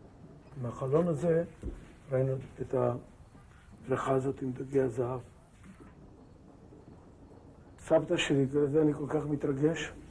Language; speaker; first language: Hebrew; early bilingual, other home language; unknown